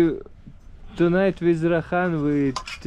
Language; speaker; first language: English; non-native, learner; Russian